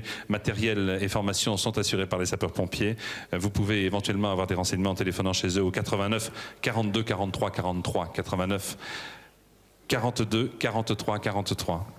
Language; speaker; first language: French; native; French